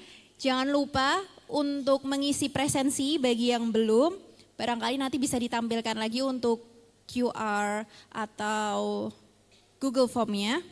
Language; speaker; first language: Indonesian; native; Indonesian